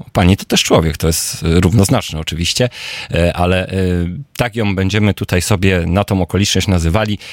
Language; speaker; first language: Polish; native; Polish